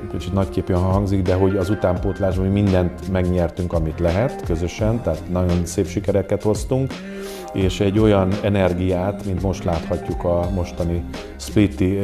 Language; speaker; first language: Hungarian; native; Hungarian